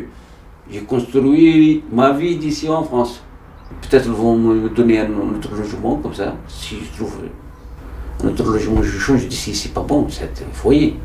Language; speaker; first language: French; non-native, learner; Arabic